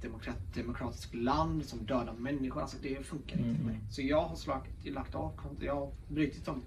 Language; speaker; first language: Swedish; early bilingual, other home language; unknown